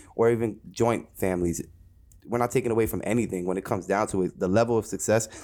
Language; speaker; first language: English; native; English